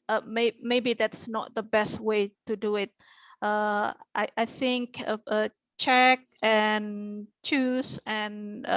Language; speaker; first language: English; non-native, fluent; Indonesian